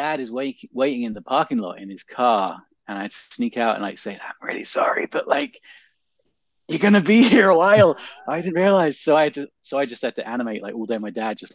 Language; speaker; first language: English; native; English